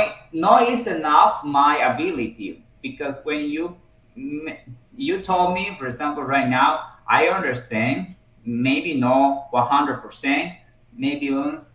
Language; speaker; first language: English; non-native, learner; Spanish